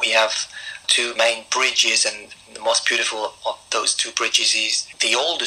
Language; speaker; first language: English; non-native, fluent; French